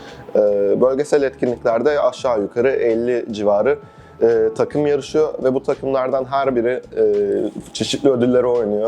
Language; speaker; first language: Turkish; native; Turkish